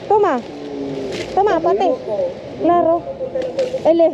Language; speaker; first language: Spanish; non-native, learner; Filipino